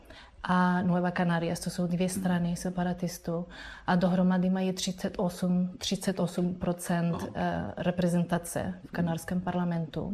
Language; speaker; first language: Czech; non-native, fluent; Spanish